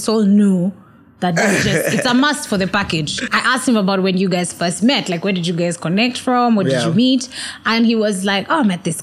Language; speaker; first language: English; non-native, local second language; Swahili